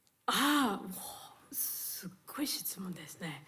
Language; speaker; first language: Japanese; non-native, fluent; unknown